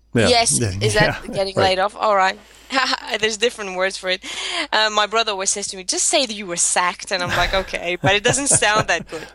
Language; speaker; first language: English; non-native, fluent; Greek